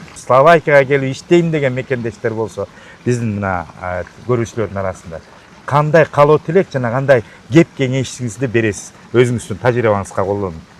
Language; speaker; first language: Kyrgyz; native; Kyrgyz